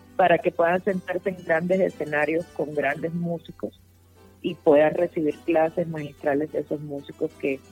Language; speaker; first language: Spanish; native; Spanish